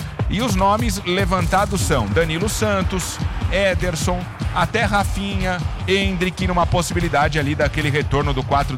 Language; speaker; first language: Portuguese; native; Portuguese